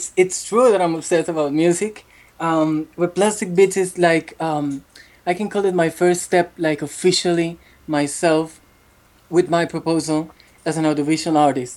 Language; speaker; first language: English; non-native, fluent; Spanish